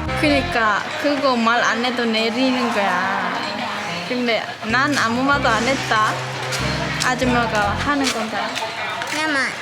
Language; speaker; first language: Korean; non-native, fluent; Khmer